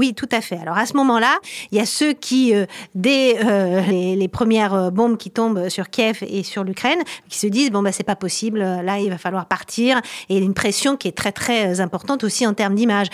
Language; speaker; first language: French; native; French